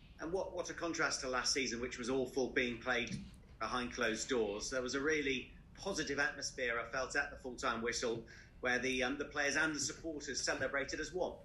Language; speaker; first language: English; native; English